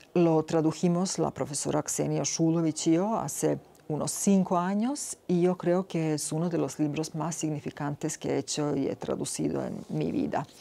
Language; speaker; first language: Spanish; non-native, fluent; Serbian